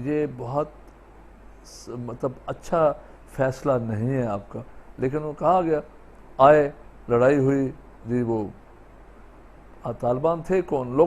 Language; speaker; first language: Urdu; non-native, local second language; Sindhi